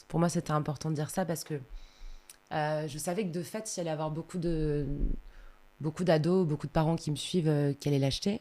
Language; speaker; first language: French; native; French